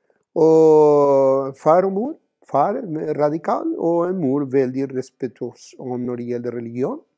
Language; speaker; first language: Norwegian; non-native, fluent; Spanish